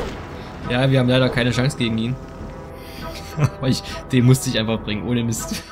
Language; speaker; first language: German; native; German